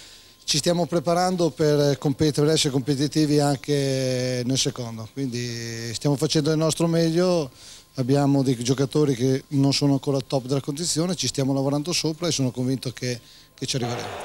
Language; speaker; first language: Italian; native; Italian